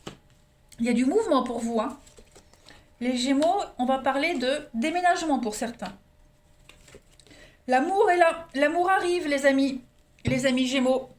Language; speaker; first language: French; native; French